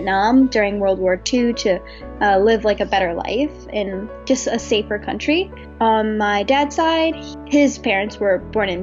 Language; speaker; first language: English; native; English